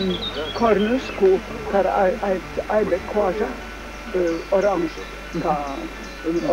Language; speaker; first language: Romanian; early bilingual, heritage; French